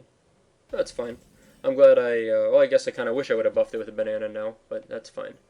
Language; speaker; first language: English; native; English